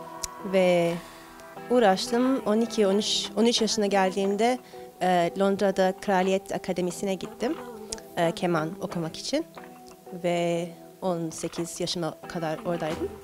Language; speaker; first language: Turkish; early bilingual, heritage; Turkish